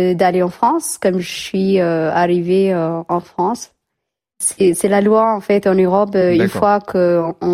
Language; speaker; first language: French; non-native, learner; Tigrinya